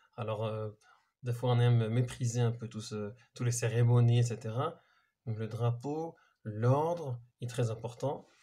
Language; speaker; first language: French; non-native, fluent; Hebrew